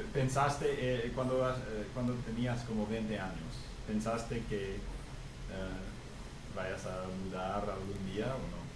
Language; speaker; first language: Spanish; non-native, fluent; English